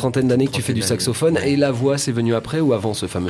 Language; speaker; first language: French; native; French